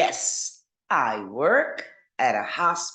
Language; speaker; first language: English; non-native, fluent; Portuguese